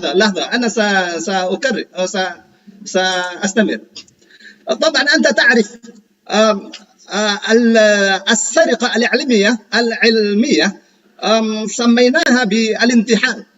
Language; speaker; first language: Arabic; non-native, fluent; Indonesian